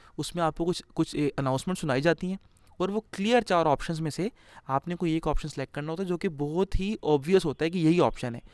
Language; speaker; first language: Urdu; native; Urdu